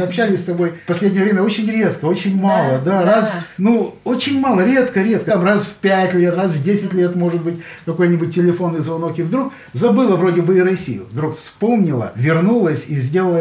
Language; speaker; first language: Russian; native; Russian